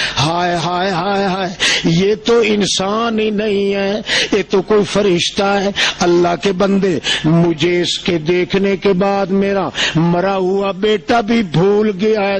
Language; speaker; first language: Urdu; non-native, local second language; Saraiki